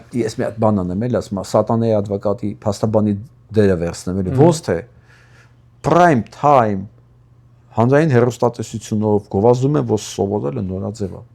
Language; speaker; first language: Armenian; native; Armenian